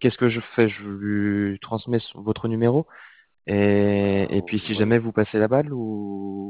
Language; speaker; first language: French; native; French